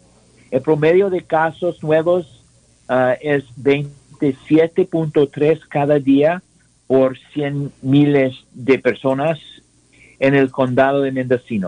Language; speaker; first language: Spanish; non-native, learner; English